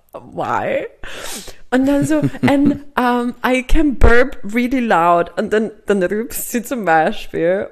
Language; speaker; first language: German; native; German